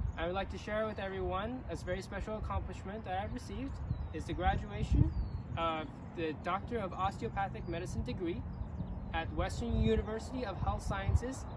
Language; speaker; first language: English; early bilingual, other home language; Chinese